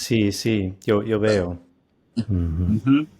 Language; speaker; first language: Spanish; non-native, fluent; English